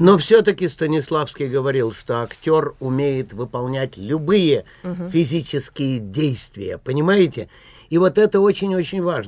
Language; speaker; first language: Russian; native; Russian